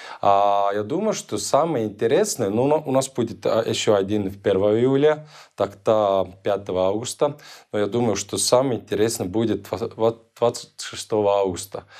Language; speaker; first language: Russian; non-native, local second language; Estonian